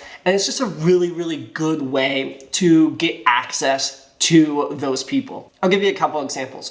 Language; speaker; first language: English; native; English